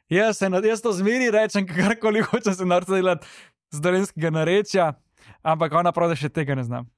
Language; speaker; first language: Slovenian; non-native, local second language; Serbian